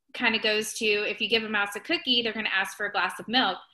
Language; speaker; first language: English; native; English